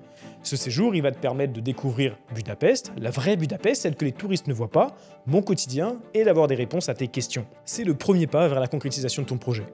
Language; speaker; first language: French; native; French